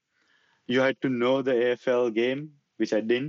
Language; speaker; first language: English; non-native, local second language; Marathi